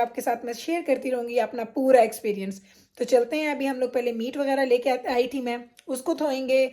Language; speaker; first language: Urdu; native; Urdu